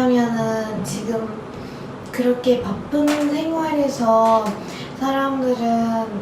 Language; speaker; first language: Korean; non-native, learner; Turkish